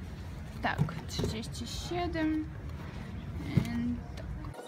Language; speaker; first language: Polish; non-native, learner; Ukrainian